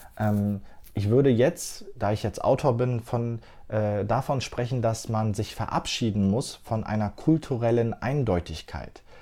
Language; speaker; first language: German; early bilingual, other home language; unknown